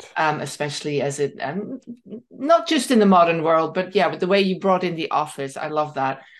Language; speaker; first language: English; non-native, fluent; Dutch